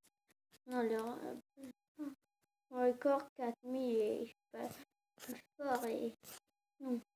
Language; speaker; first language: French; native; French